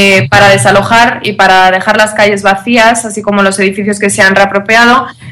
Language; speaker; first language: Spanish; native; Spanish